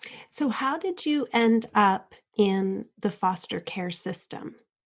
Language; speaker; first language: English; native; English